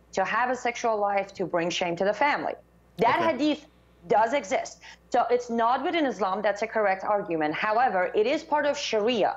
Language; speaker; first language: English; non-native, fluent; Persian